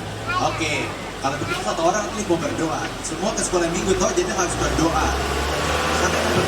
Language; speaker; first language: Malay; native; Malay